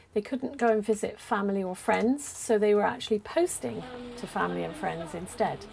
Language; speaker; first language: English; native; English